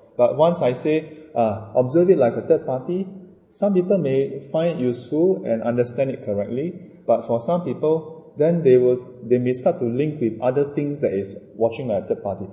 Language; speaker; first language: English; non-native, local second language; Chinese